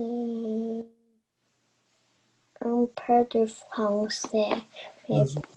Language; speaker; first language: French; early bilingual, other home language; Chinese